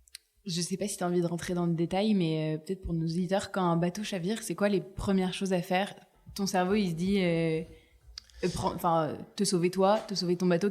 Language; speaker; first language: French; native; French